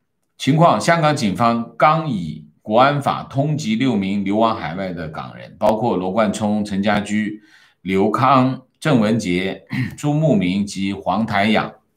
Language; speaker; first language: Chinese; native; Chinese